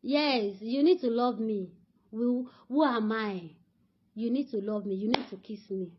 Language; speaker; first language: English; non-native, local second language; Yoruba